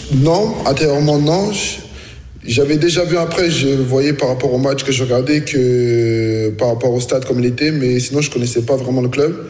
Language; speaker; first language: French; native; French